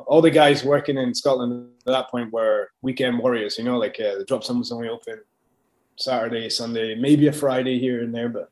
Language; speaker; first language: English; native; English